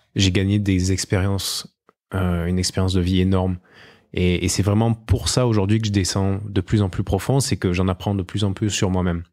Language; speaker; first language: French; native; French